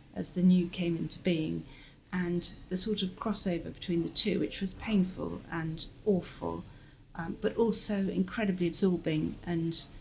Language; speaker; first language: English; native; English